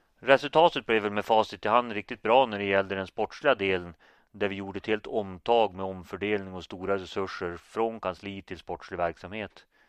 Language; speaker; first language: Swedish; native; Swedish